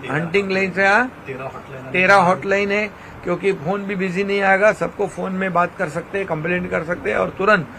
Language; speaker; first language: Hindi; non-native, local second language; Marathi